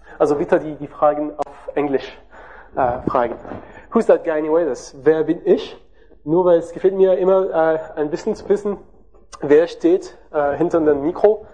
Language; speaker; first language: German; non-native, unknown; French